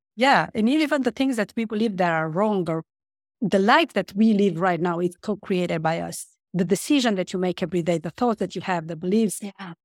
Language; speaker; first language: English; non-native, fluent; Romanian